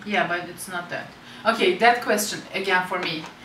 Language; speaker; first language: English; non-native, fluent; Turkish